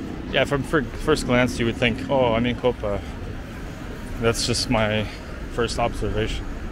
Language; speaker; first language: English; native; English